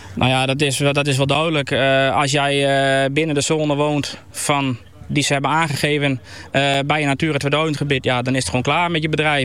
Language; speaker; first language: Dutch; native; Dutch